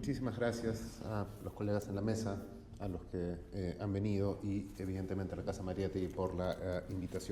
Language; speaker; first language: Spanish; native; Spanish